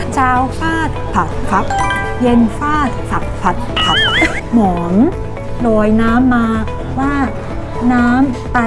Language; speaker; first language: Thai; non-native, fluent; Japanese